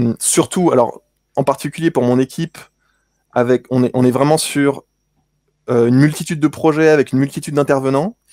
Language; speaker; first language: French; native; French